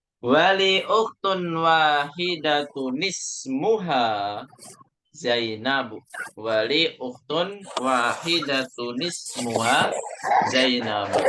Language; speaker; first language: Arabic; non-native, fluent; Indonesian